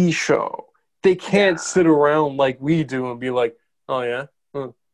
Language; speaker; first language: English; native; English